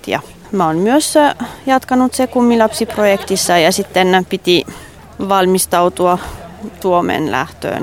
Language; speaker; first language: Finnish; non-native, fluent; French